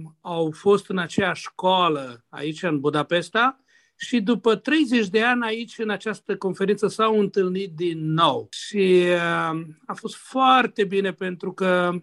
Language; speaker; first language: Romanian; non-native, local second language; Hungarian